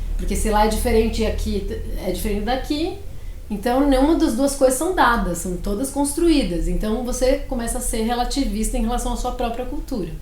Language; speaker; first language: Portuguese; early bilingual, other home language; Spanish